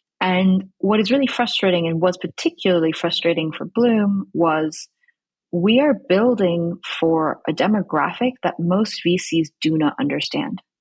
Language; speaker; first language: English; early bilingual, other home language; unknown